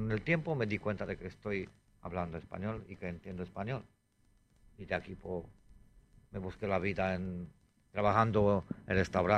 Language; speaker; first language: Spanish; non-native, fluent; Romanian